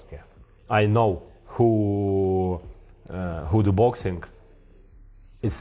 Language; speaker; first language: English; non-native, learner; Ukrainian